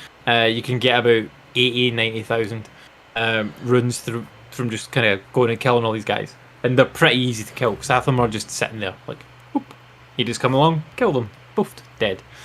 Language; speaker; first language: English; native; English